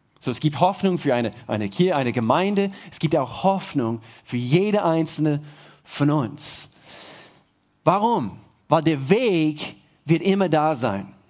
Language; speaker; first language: German; non-native, fluent; English